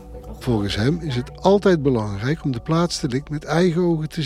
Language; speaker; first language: Dutch; native; Dutch